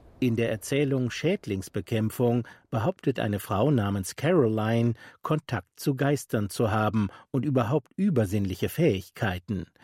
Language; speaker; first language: German; native; German